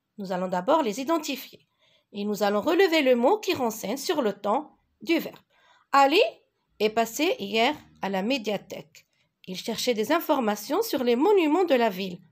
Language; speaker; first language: French; non-native, local second language; Arabic